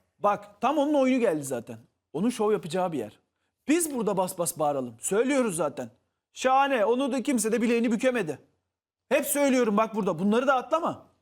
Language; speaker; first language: Turkish; native; Turkish